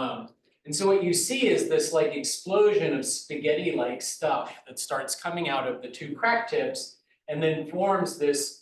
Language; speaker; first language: English; native; English